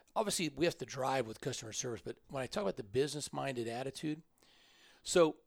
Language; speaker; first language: English; native; English